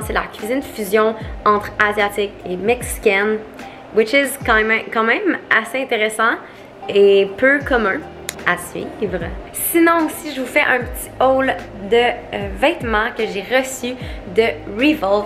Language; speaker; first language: French; native; French